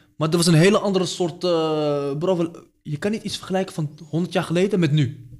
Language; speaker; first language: Dutch; early bilingual, other home language; Arabic